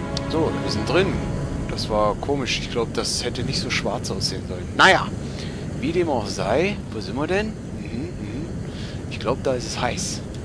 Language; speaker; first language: German; native; German